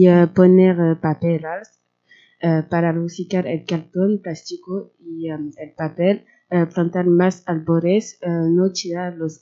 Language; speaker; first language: Spanish; non-native, learner; French